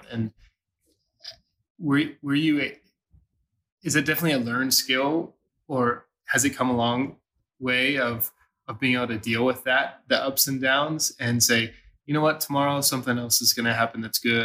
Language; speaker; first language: English; native; English